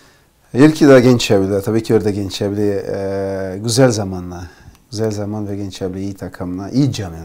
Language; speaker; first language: Turkish; non-native, learner; Portuguese